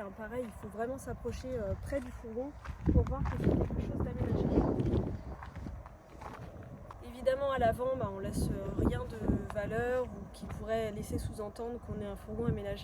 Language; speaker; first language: French; native; French